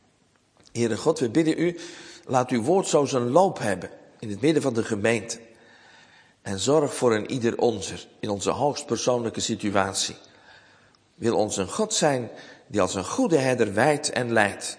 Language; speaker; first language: Dutch; native; Dutch